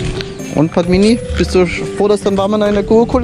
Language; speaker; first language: German; native; German